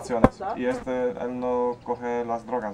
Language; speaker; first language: Spanish; non-native, learner; Polish